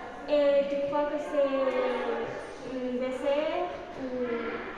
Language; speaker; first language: French; non-native, local second language; Spanish